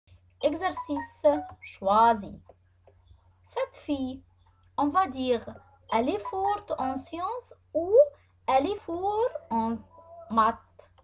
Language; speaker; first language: French; non-native, fluent; Arabic